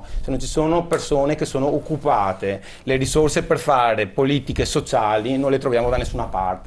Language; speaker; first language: Italian; native; Italian